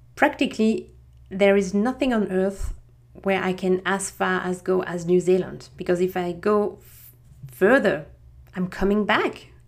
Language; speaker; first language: English; non-native, fluent; French